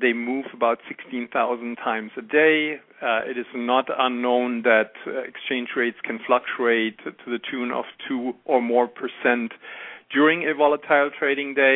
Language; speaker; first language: English; non-native, fluent; German